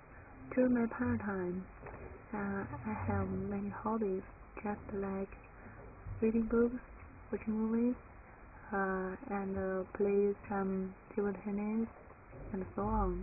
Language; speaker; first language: English; non-native, learner; Chinese